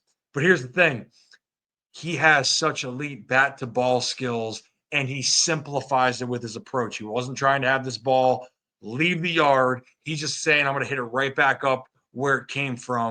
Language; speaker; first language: English; native; English